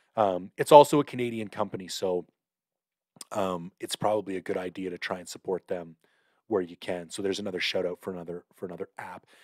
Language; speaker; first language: English; native; English